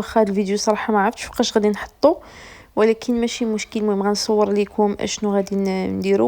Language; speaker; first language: Arabic; native; Arabic